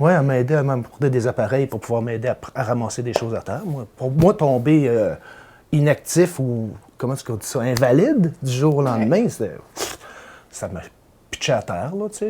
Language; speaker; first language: French; native; French